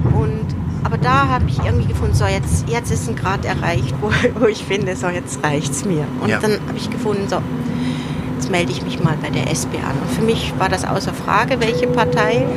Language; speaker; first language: German; early bilingual, other home language; Turoyo